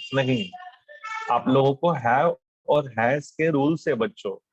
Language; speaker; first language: Hindi; non-native, local second language; Marathi